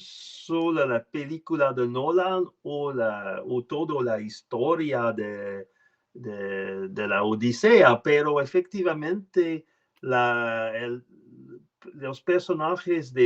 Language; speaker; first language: Spanish; non-native, learner; French